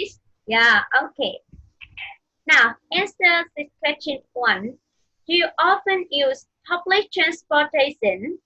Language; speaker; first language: English; non-native, fluent; Vietnamese